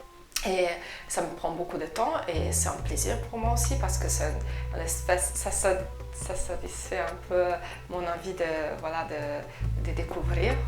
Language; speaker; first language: French; non-native, fluent; Italian